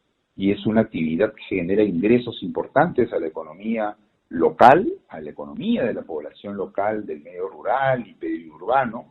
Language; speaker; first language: Spanish; native; Spanish